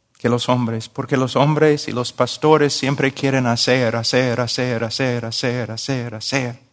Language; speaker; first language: Spanish; non-native, fluent; English